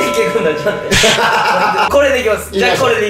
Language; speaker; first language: Japanese; native; Japanese